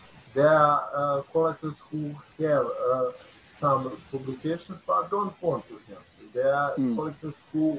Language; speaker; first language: English; non-native, learner; Bosnian